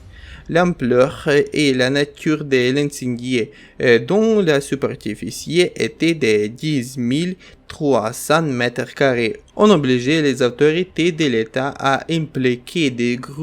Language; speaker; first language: French; non-native, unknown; Ukrainian